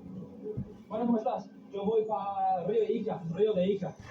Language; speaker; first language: Spanish; non-native, learner; English